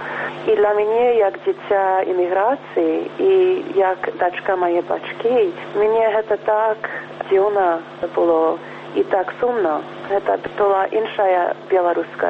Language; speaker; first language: Belarusian; early bilingual, heritage; English